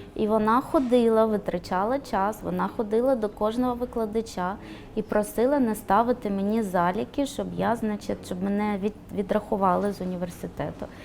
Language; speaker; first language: Ukrainian; non-native, local second language; Romany